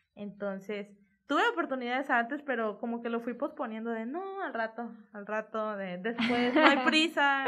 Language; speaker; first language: Spanish; native; Spanish